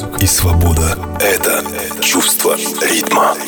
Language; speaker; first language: Russian; native; Russian